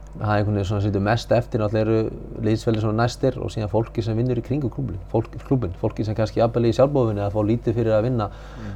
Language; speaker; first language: Icelandic; native; Icelandic